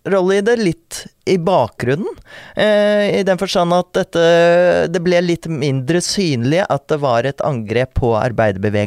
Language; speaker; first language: Norwegian; native; Norwegian